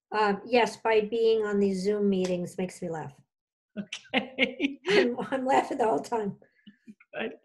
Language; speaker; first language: English; native; English